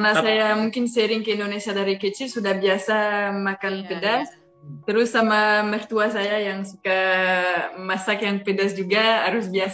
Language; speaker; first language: Indonesian; non-native, fluent; French